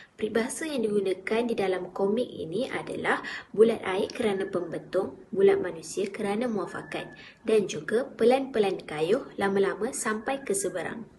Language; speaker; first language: Malay; native; Malay